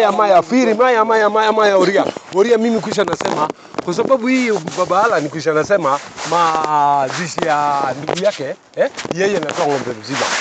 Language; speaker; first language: Swahili; non-native, local second language; Somali